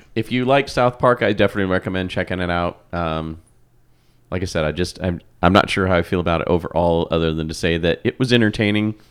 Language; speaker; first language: English; native; English